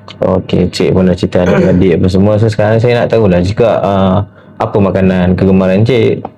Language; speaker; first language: Malay; native; Malay